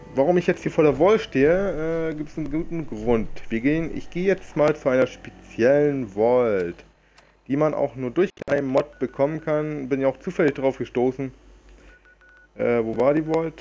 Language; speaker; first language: German; native; German